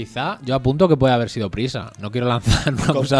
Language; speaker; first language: Spanish; native; Spanish